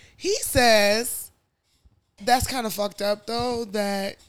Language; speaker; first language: English; native; English